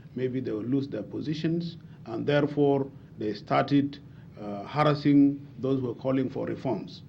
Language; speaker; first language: English; non-native, fluent; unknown